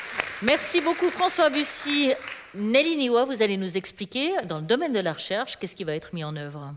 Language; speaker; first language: French; native; French